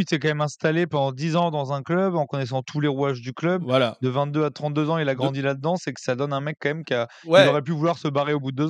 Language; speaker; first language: French; native; French